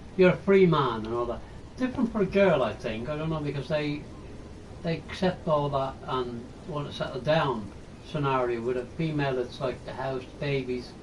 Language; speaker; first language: English; native; English